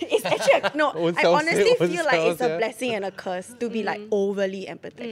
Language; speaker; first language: English; native; English